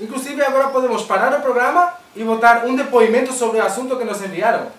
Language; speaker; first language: Portuguese; non-native, fluent; Spanish